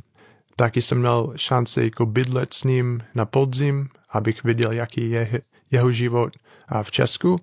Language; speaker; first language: Czech; non-native, fluent; English